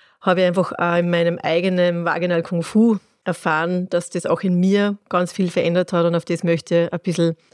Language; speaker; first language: German; native; German